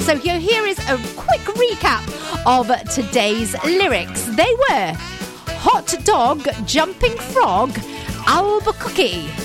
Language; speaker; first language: English; native; English